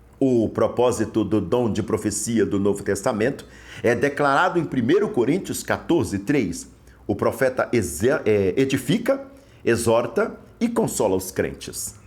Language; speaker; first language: Portuguese; native; Portuguese